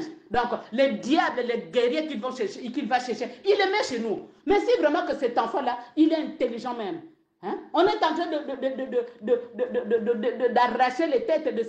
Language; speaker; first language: French; non-native, local second language; Lingala